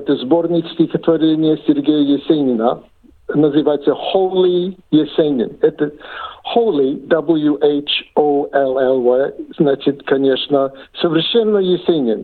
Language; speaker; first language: Russian; non-native, fluent; English